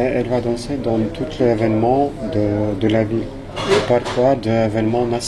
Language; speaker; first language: French; non-native, learner; Albanian